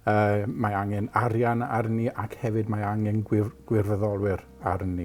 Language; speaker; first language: Welsh; non-native, local second language; English